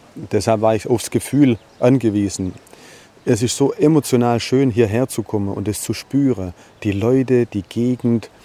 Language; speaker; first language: German; native; German